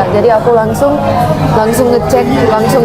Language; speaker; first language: Indonesian; non-native, fluent; Finnish